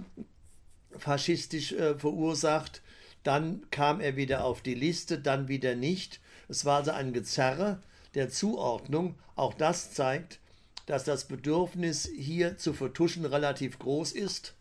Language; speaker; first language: German; native; German